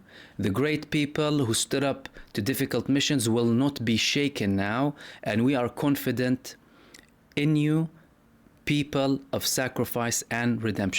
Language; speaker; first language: English; non-native, fluent; Arabic